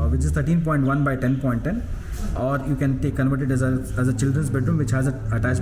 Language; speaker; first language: English; non-native, local second language; Hindi